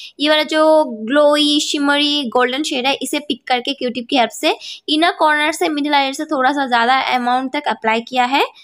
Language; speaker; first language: Hindi; non-native, local second language; Bangla